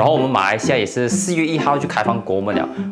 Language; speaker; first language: Chinese; native; Chinese